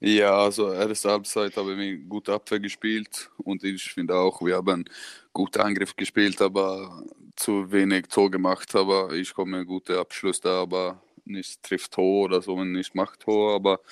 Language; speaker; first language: German; non-native, learner; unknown